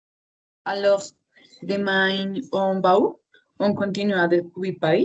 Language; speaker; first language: French; non-native, learner; Spanish